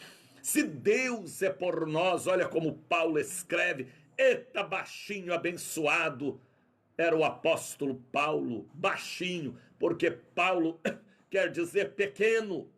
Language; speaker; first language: Portuguese; native; Portuguese